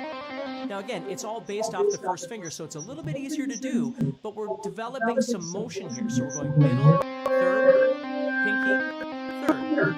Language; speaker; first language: English; native; English